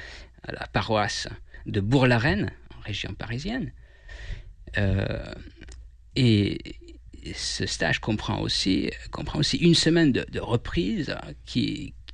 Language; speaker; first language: French; non-native, fluent; Hungarian